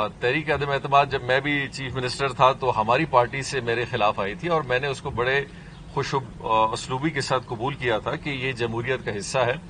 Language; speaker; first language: Urdu; non-native, local second language; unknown